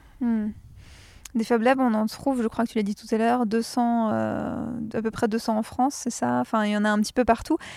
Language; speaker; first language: French; native; French